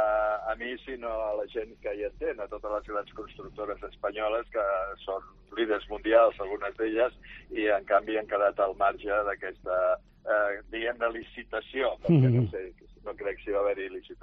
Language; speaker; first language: Catalan; native; Catalan